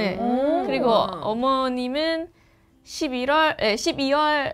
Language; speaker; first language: Korean; non-native, fluent; Indonesian